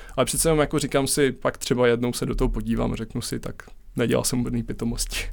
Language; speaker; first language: Czech; native; Czech